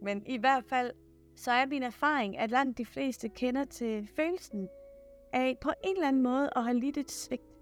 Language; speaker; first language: Danish; native; Danish